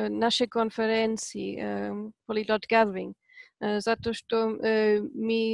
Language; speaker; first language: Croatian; non-native, learner; Polish